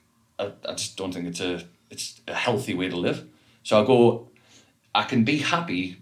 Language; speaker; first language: English; native; English